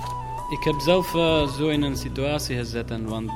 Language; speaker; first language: Dutch; non-native, learner; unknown